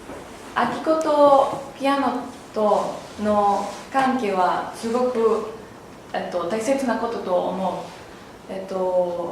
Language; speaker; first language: Japanese; non-native, learner; Thai